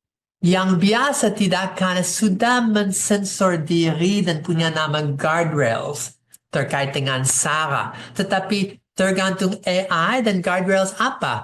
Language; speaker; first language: Indonesian; non-native, fluent; English